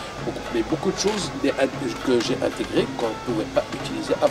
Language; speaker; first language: French; non-native, local second language; Arabic